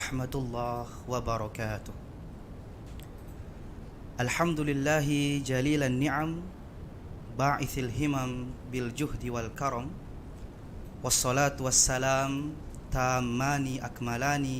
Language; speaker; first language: Arabic; non-native, local second language; Indonesian